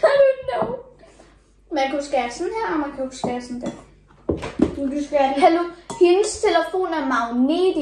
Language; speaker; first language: Danish; early bilingual, other home language; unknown